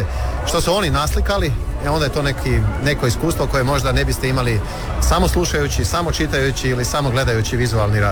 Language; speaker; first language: Serbian; native; Serbian